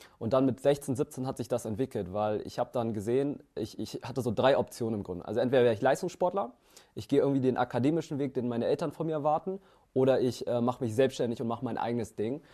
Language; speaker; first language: German; early bilingual, other home language; Vietnamese